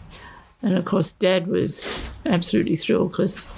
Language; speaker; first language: English; native; English